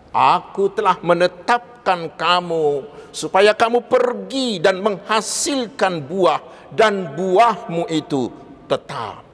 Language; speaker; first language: Indonesian; non-native, local second language; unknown